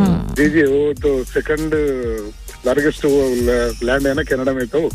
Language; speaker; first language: Hindi; non-native, local second language; Telugu